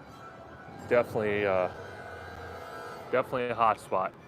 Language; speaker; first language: English; native; English